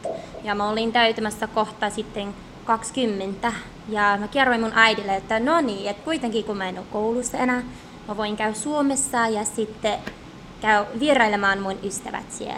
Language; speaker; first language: Finnish; early bilingual, heritage; English